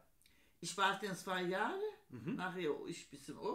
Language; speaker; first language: German; non-native, learner; Turkish